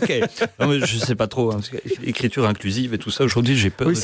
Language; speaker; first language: French; native; French